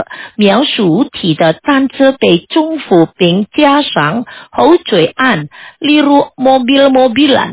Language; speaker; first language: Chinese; non-native, fluent; Indonesian